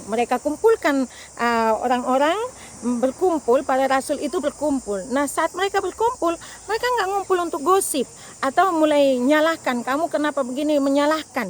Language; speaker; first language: Indonesian; native; Indonesian